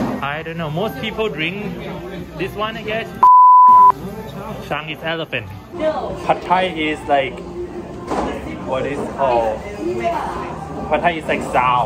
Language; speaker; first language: English; non-native, learner; Thai